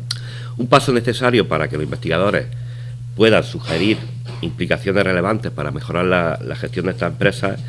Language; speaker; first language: Spanish; native; Spanish